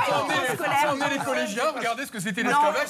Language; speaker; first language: French; native; French